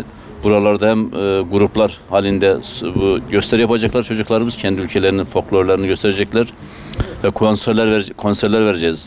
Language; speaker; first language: Turkish; native; Turkish